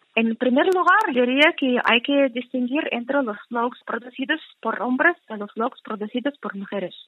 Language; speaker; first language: Spanish; non-native, fluent; Russian